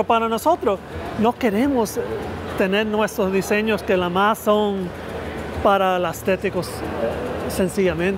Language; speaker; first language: Spanish; early bilingual, heritage; Spanish